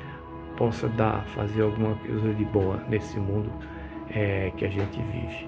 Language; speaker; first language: Portuguese; native; Portuguese